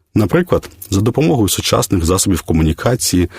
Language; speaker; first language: Ukrainian; native; Ukrainian